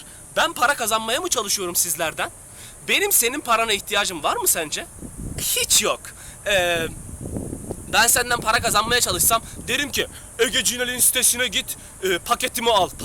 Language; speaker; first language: Turkish; native; Turkish